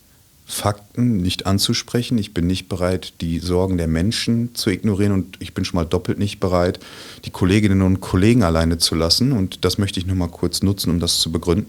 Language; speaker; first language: German; native; German